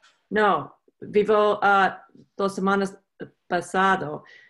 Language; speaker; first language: Spanish; non-native, learner; English